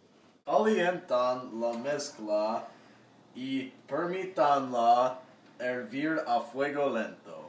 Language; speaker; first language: Spanish; non-native, learner; English